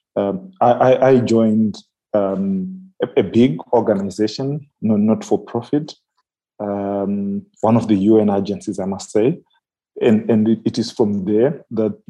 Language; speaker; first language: English; non-native, local second language; Shona